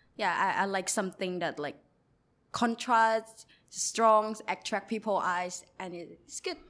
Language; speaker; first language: English; non-native, learner; Thai